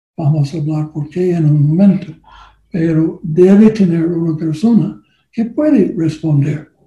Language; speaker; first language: Spanish; non-native, learner; English